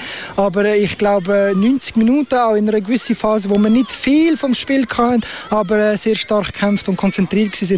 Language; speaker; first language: German; native; German